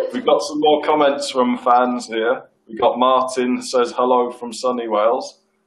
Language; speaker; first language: English; native; English